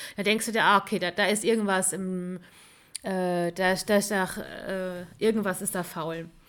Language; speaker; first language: German; native; German